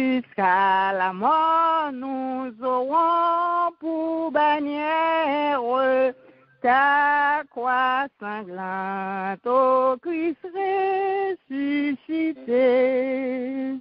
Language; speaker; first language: French; non-native, local second language; Haitian Creole